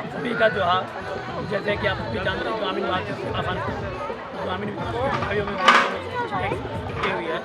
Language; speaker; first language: Hindi; native; Hindi